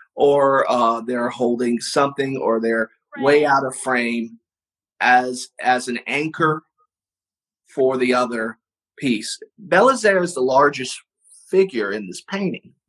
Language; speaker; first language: English; native; English